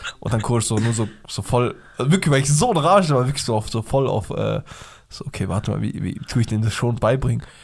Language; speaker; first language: German; early bilingual, other home language; Persian